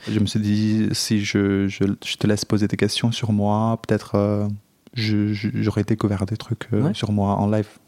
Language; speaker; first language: French; non-native, fluent; Chinese